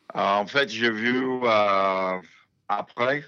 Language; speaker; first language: French; non-native, fluent; English